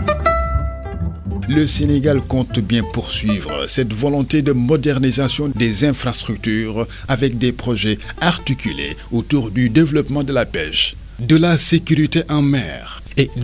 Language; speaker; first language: French; non-native, local second language; Wolof